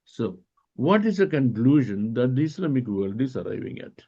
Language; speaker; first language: English; non-native, local second language; Malayalam